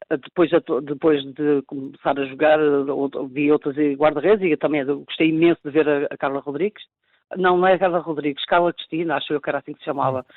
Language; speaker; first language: Portuguese; native; Portuguese